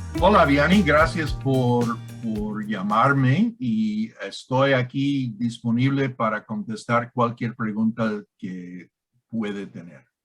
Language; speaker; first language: Spanish; non-native, learner; English